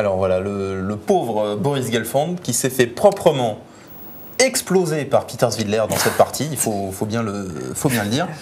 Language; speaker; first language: French; native; French